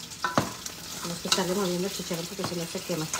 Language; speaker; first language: Spanish; native; Spanish